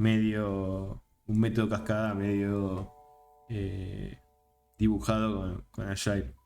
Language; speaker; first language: Spanish; native; Spanish